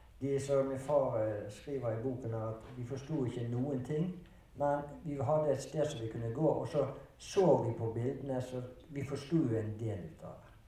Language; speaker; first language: Norwegian; early bilingual, other home language; German